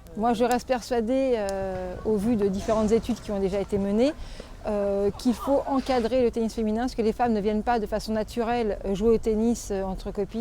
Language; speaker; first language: French; native; French